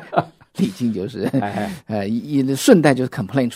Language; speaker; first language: Chinese; native; Chinese